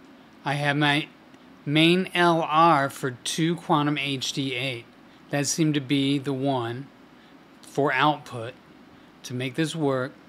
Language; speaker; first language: English; native; English